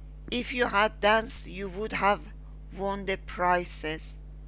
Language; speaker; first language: English; non-native, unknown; Persian